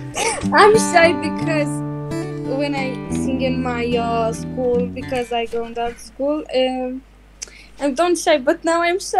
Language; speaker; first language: English; non-native, learner; Romanian